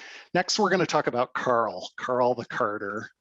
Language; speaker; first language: English; native; English